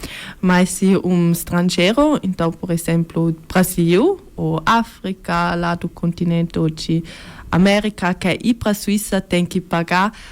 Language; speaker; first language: Portuguese; early bilingual, heritage; Portuguese